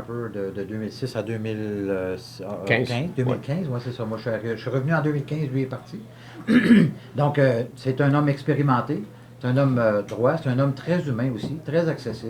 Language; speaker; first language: French; native; French